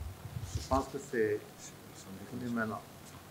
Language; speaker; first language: French; non-native, local second language; Wolof